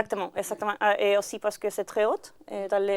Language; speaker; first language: French; non-native, learner; Spanish